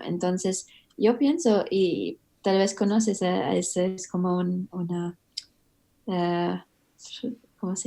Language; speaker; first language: Spanish; early bilingual, heritage; English